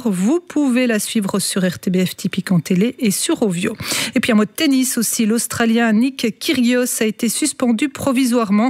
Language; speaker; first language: French; native; French